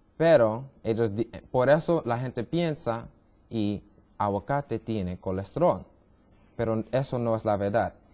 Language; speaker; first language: Spanish; non-native, learner; English